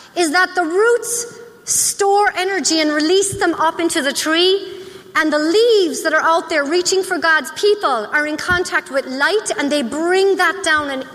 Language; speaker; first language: English; native; English